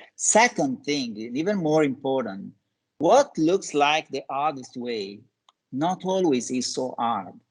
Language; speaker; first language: English; non-native, fluent; Italian